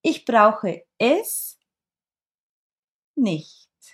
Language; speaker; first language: German; non-native, fluent; Turkish